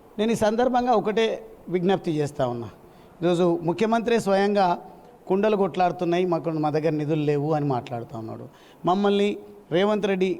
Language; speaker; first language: Telugu; native; Telugu